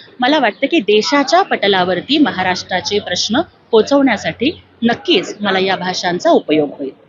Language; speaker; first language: Marathi; non-native, local second language; Telugu